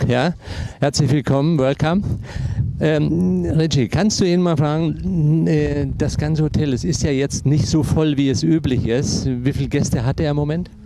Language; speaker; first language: German; native; German